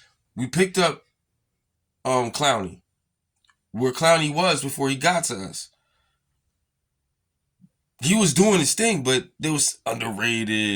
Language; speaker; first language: English; native; English